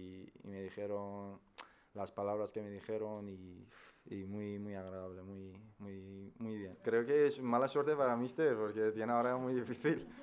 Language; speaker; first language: Spanish; non-native, fluent; Persian